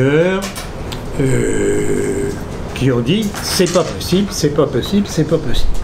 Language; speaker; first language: French; native; French